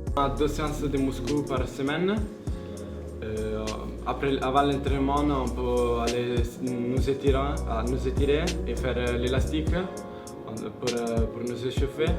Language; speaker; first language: French; non-native, learner; Italian